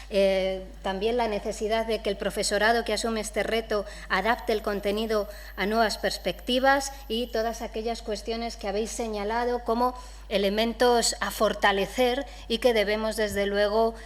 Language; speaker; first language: Spanish; native; Spanish